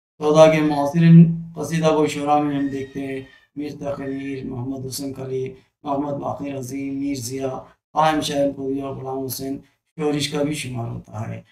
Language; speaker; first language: Urdu; native; Urdu